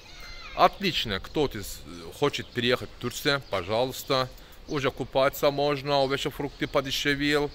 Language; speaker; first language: Russian; non-native, learner; Turkish